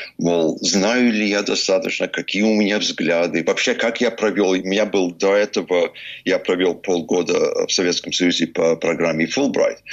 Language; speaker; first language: Russian; early bilingual, heritage; Russian